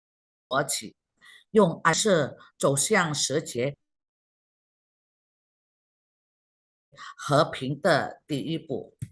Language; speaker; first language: Chinese; non-native, fluent; Indonesian